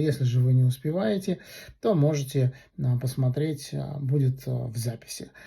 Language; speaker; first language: Russian; native; Russian